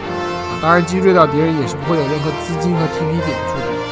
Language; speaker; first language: Chinese; native; Chinese